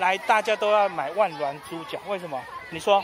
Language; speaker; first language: Chinese; native; Chinese